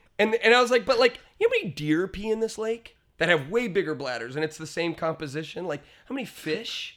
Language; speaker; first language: English; native; English